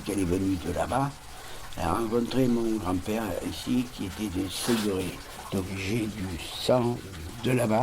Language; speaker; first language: French; non-native, fluent; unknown